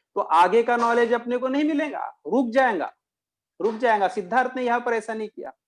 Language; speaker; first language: Hindi; non-native, local second language; Marathi